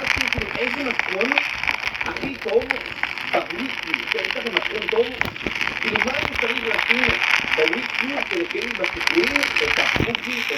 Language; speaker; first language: Hebrew; native; Hebrew